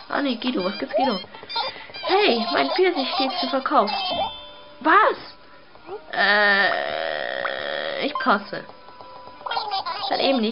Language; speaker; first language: German; native; German